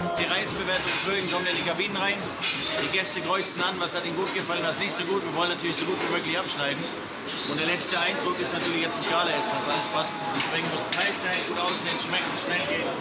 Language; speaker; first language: German; native; German